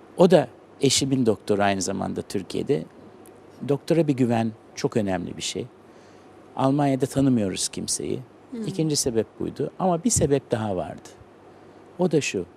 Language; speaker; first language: Turkish; native; Turkish